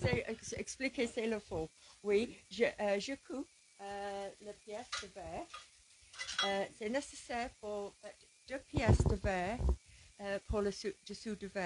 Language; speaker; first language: French; non-native, learner; English